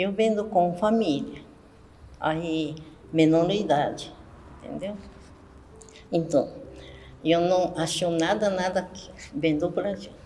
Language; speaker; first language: Portuguese; early bilingual, other home language; Japanese